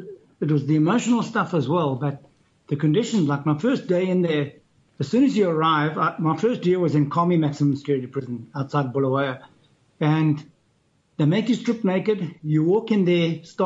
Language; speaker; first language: English; native; English